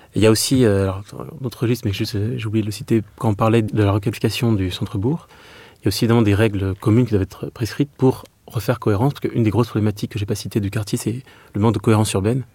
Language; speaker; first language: French; native; French